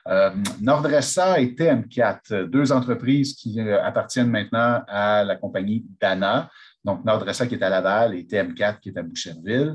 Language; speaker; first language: French; native; French